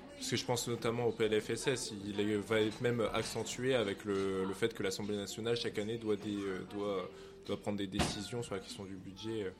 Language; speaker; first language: French; native; French